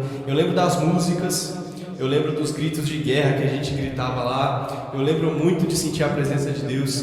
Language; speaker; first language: Portuguese; native; Portuguese